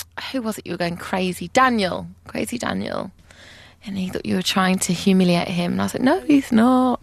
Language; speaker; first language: English; native; English